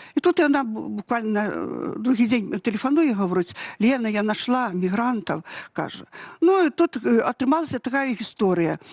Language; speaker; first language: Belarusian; native; Belarusian